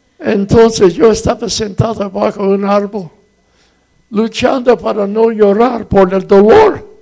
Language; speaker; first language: Spanish; non-native, fluent; English